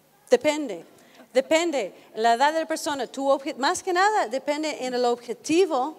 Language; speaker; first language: Spanish; non-native, fluent; English